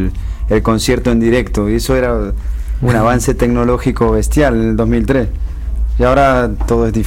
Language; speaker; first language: Spanish; native; Spanish